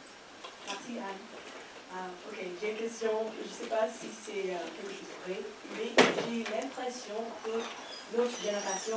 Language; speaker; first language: French; non-native, learner; English